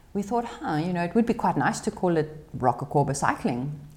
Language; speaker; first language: English; native; English